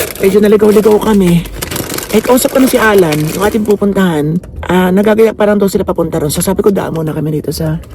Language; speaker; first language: Filipino; native; Filipino